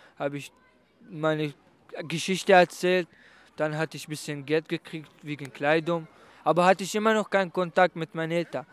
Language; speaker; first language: German; non-native, learner; Kurdish